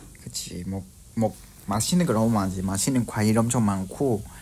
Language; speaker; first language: Korean; non-native, fluent; Vietnamese